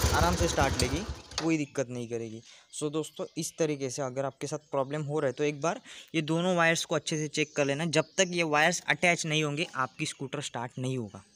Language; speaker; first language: Hindi; non-native, local second language; Marathi